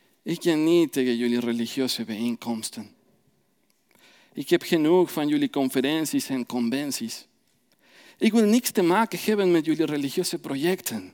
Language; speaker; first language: Dutch; non-native, fluent; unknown